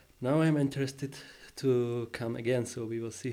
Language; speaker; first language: English; non-native, learner; Czech